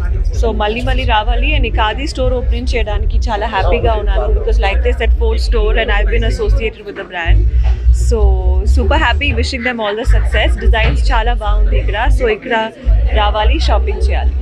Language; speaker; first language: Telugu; non-native, learner; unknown